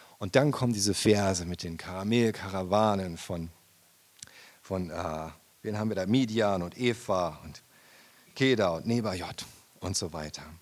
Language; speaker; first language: German; native; German